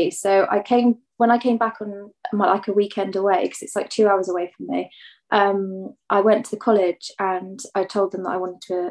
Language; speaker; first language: English; native; English